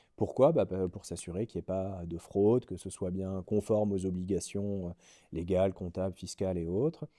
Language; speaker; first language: French; native; French